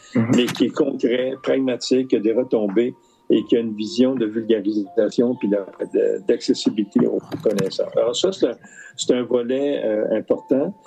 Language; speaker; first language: French; native; French